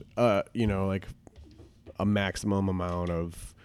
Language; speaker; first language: English; native; English